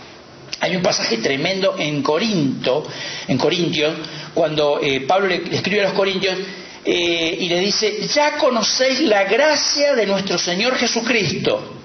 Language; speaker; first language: Spanish; native; Spanish